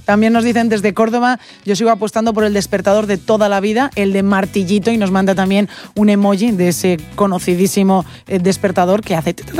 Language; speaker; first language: Spanish; native; Spanish